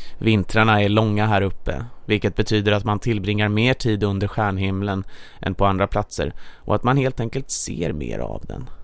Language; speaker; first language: Swedish; native; Swedish